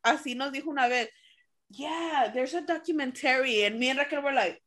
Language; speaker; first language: English; early bilingual, other home language; Spanish